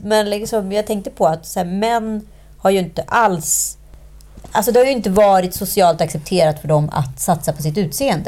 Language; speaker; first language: Swedish; native; Swedish